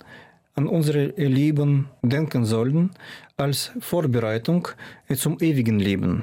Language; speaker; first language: German; non-native, fluent; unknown